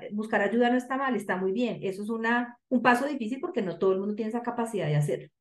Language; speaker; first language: Spanish; native; Spanish